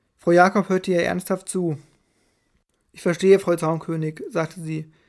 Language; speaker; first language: German; native; German